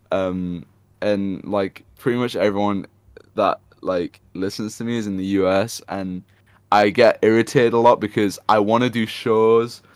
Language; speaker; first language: English; native; English